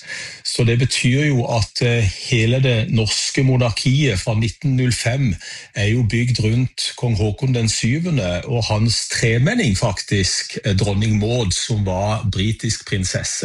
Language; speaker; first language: Norwegian; native; Norwegian